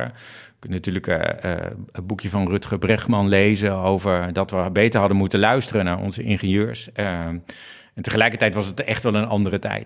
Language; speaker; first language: Dutch; native; Dutch